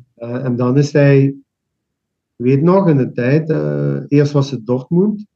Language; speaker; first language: Dutch; native; Dutch